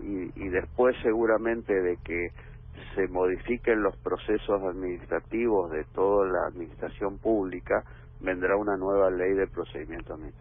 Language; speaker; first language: Spanish; native; Spanish